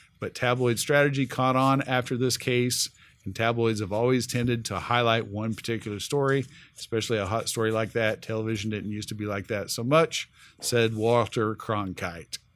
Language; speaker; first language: English; native; English